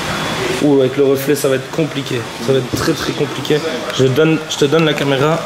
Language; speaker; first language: French; native; French